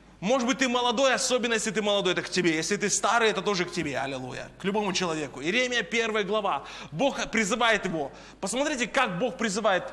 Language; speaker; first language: Russian; native; Russian